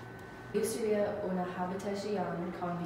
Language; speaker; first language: Spanish; non-native, learner; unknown